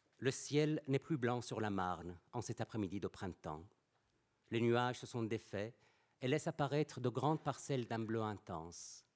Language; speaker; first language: French; non-native, fluent; Persian